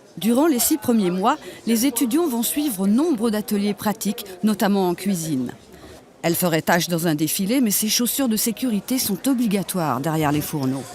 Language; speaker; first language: French; native; French